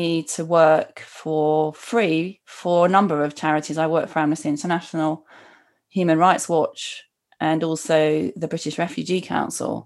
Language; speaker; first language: English; native; English